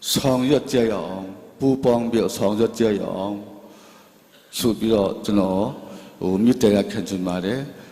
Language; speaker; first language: Burmese; non-native, local second language; Hakha Chin